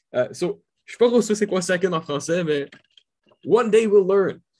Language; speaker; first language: French; native; French